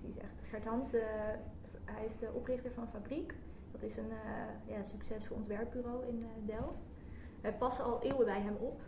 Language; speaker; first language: Dutch; native; Dutch